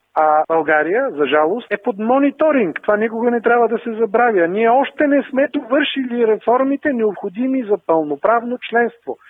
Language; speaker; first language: Bulgarian; native; Bulgarian